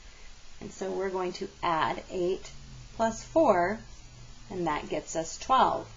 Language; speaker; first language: English; native; English